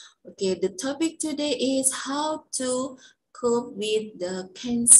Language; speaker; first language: English; non-native, fluent; Indonesian